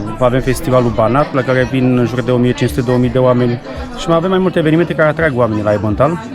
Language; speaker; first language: Romanian; non-native, local second language; Czech